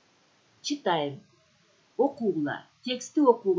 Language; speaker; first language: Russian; non-native, local second language; Kyrgyz